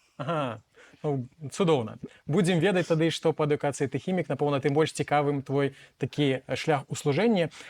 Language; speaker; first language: Belarusian; non-native, local second language; Russian